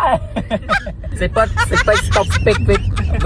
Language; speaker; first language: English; non-native, learner; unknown